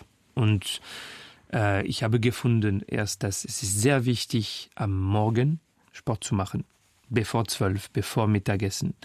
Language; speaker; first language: German; non-native, fluent; French